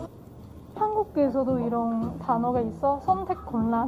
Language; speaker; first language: Korean; non-native, fluent; Cantonese